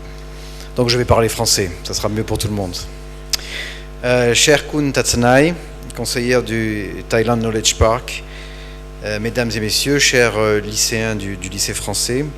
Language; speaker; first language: French; native; French